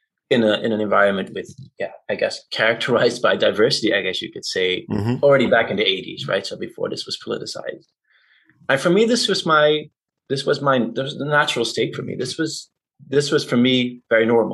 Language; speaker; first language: English; non-native, fluent; Dutch